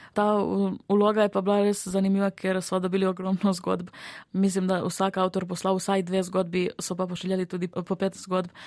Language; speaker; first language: Slovenian; early bilingual, other home language; Serbian